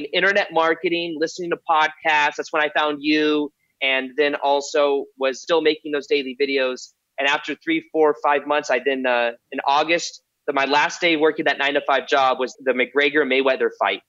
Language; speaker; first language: English; native; English